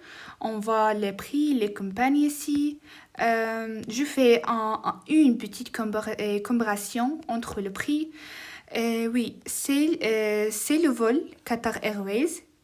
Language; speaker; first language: French; non-native, learner; Arabic